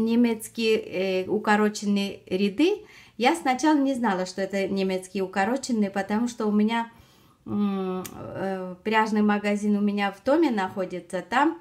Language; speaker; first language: Russian; non-native, fluent; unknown